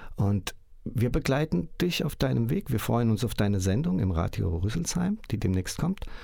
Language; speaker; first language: German; native; German